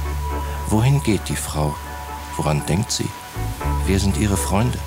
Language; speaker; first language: German; native; German